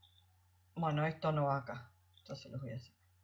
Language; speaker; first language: Spanish; native; Spanish